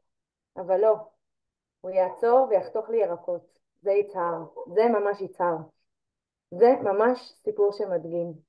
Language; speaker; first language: Hebrew; native; Hebrew